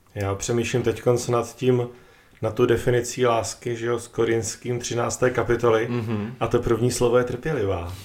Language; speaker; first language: Czech; native; Czech